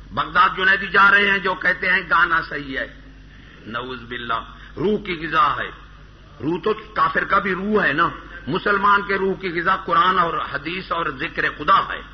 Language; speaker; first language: Urdu; non-native, local second language; Punjabi